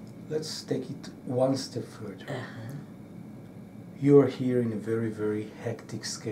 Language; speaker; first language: English; non-native, fluent; Hebrew